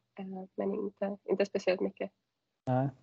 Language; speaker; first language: Swedish; non-native, fluent; Czech